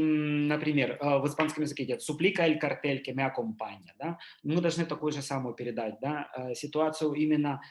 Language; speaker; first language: Russian; native; Russian